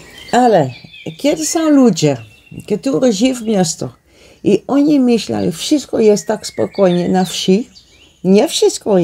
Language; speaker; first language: Polish; non-native, learner; Dutch